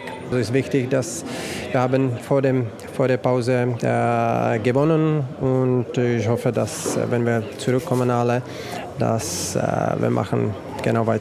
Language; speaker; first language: German; non-native, learner; Czech